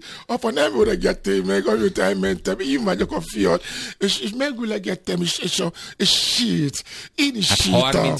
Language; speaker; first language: Hungarian; non-native, fluent; Yoruba